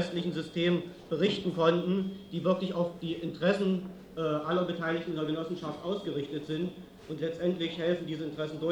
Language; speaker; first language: German; native; German